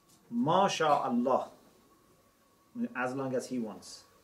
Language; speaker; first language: English; non-native, fluent; Persian